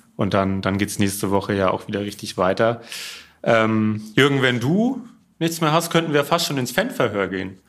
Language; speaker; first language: German; native; German